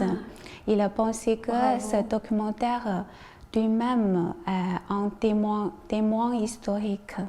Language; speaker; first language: French; non-native, learner; Chinese